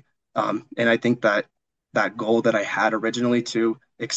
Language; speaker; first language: English; native; English